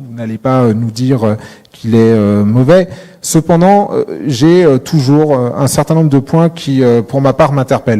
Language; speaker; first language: French; native; French